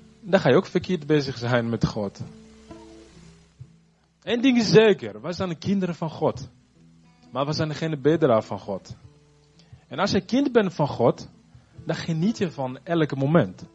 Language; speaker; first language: Dutch; non-native, fluent; Rundi